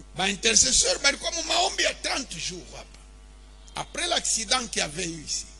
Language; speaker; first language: French; non-native, local second language; Swahili